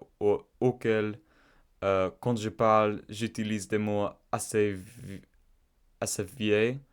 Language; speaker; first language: French; non-native, learner; English